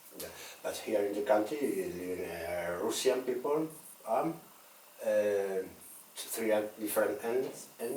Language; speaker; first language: English; non-native, learner; Spanish